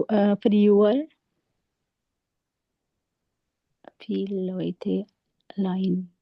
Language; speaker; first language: German; non-native, learner; Urdu